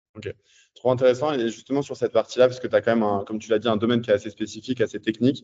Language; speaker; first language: French; native; French